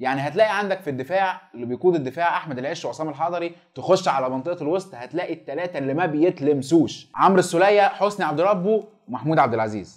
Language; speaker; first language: Arabic; native; Arabic